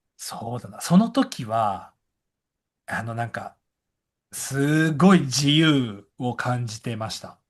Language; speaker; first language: Japanese; native; Japanese